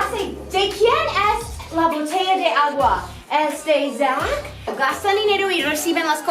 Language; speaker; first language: Spanish; non-native, fluent; English